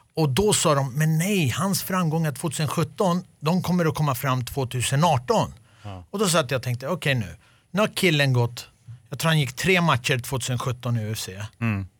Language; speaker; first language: Swedish; early bilingual, other home language; Arabic